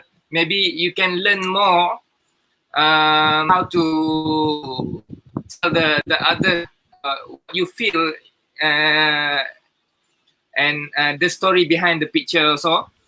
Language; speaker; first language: English; non-native, learner; Malay